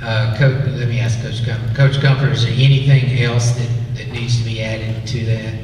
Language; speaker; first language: English; native; English